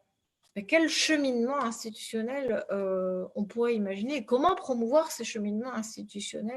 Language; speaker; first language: French; native; French